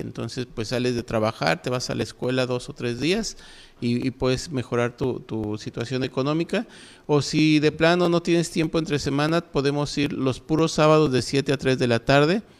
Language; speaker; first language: Spanish; native; Spanish